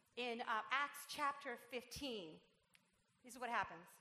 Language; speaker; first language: English; non-native, fluent; Spanish